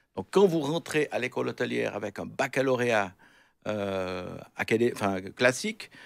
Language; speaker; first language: French; native; French